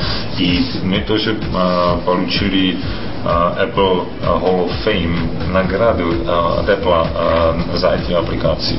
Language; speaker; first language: Russian; non-native, fluent; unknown